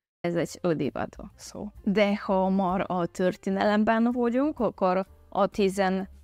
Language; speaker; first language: Hungarian; non-native, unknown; Polish